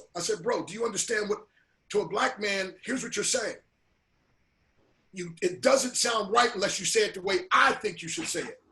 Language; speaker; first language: English; native; English